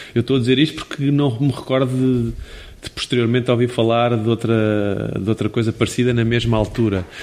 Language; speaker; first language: Portuguese; native; Portuguese